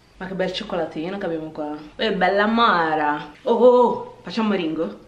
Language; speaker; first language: Italian; early bilingual, other home language; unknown